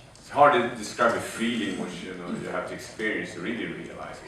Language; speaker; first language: English; non-native, fluent; Swedish